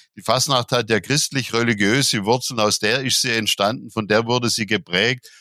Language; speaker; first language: German; native; German